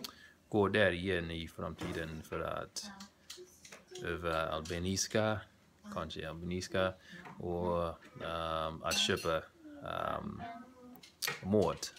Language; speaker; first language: Swedish; non-native, learner; English